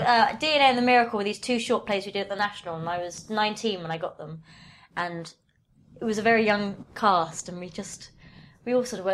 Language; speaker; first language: English; native; English